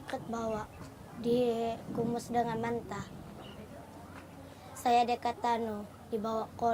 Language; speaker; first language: Indonesian; early bilingual, other home language; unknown